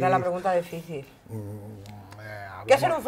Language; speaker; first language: Spanish; native; Spanish